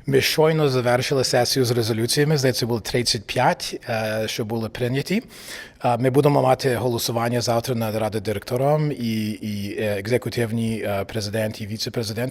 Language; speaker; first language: Ukrainian; early bilingual, heritage; English